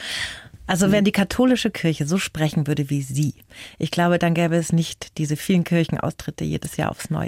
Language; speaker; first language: German; native; German